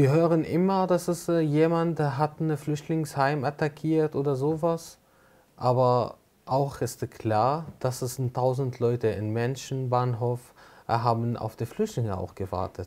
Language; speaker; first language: German; non-native, learner; Arabic